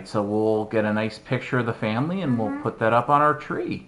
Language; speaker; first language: English; native; English